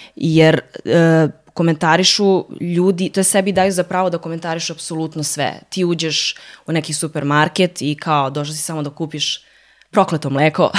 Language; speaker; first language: Serbian; early bilingual, heritage; Serbian